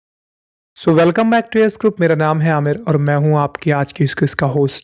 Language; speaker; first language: Hindi; native; Hindi